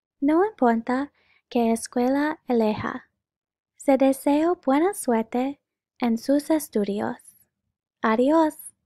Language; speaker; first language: Spanish; non-native, learner; English